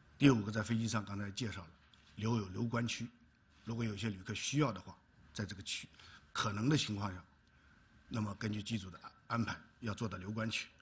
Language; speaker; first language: Chinese; native; Chinese